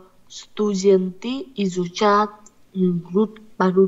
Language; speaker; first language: Russian; non-native, learner; Vietnamese